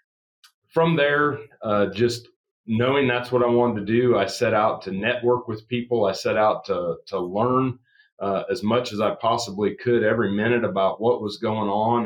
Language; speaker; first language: English; native; English